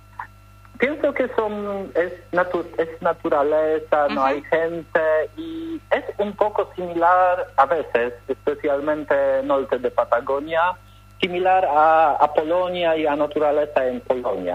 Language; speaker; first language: Spanish; non-native, learner; Polish